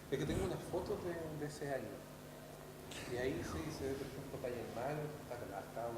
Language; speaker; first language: Spanish; native; Spanish